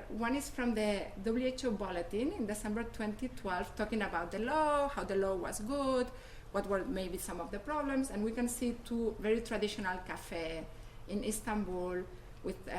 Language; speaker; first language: English; non-native, fluent; Spanish